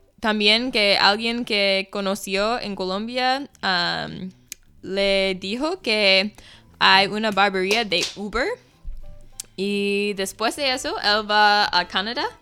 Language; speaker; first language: Spanish; non-native, fluent; English